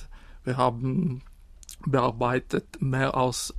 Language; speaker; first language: German; non-native, fluent; Czech